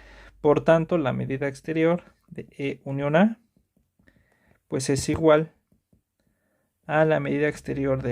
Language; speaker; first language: Spanish; native; Spanish